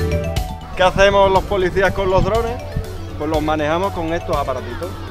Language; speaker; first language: Spanish; native; Spanish